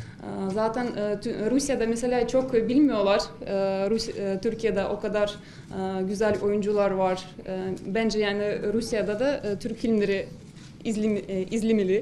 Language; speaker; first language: Turkish; non-native, learner; Russian